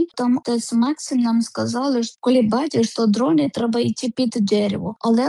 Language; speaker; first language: Ukrainian; non-native, learner; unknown